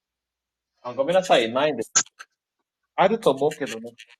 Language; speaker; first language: Japanese; non-native, fluent; Indonesian